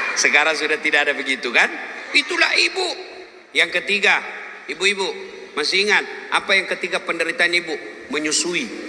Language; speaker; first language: Indonesian; non-native, local second language; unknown